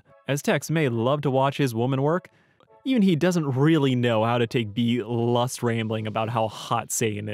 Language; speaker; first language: English; native; English